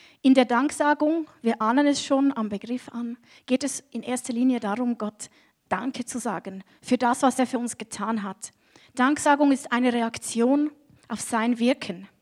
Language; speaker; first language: German; native; German